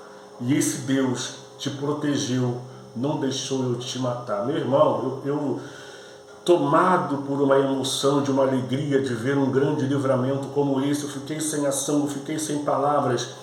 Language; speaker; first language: Portuguese; native; Portuguese